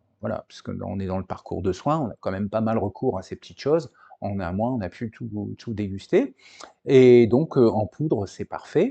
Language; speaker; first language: French; native; French